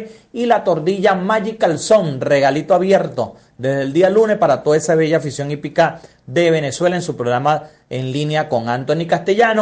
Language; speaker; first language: Spanish; native; Spanish